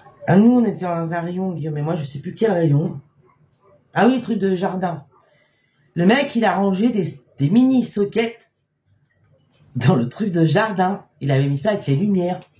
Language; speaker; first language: French; native; French